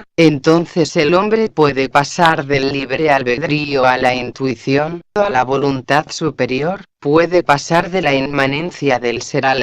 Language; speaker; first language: Spanish; native; Spanish